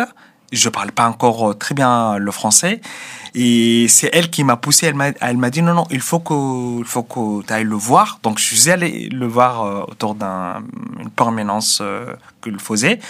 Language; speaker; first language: French; non-native, fluent; Arabic